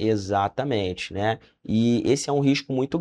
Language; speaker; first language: Portuguese; native; Portuguese